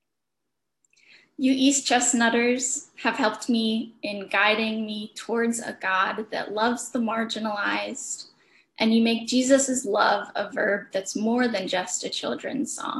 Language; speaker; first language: English; native; English